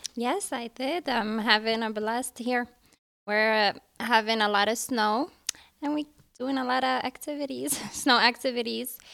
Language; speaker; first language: English; early bilingual, other home language; Arabic